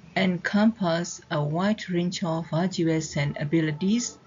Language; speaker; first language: English; non-native, fluent; Burmese